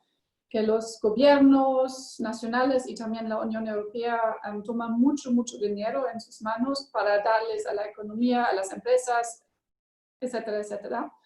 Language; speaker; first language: Spanish; non-native, learner; German